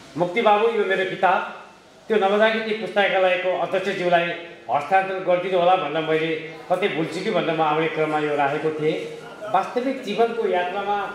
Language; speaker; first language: Nepali; native; Nepali